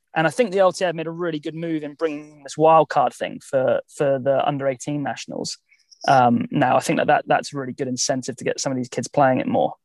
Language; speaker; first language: English; native; English